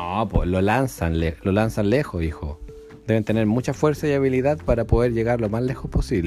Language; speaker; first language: Spanish; native; Spanish